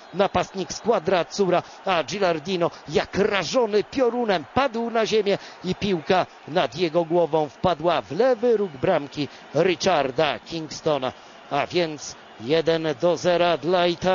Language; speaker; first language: Polish; native; Polish